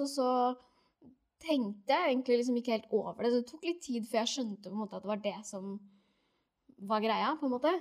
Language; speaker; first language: Norwegian; native; Norwegian